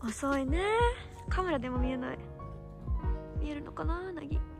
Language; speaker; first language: Japanese; non-native, fluent; English